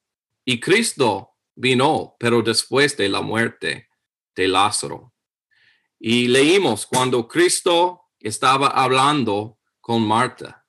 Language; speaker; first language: Spanish; non-native, fluent; English